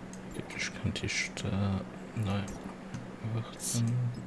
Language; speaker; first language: German; non-native, local second language; Luxembourgish